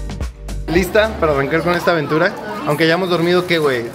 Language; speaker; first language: Spanish; native; Spanish